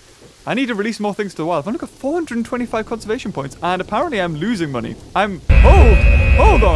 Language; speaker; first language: English; native; English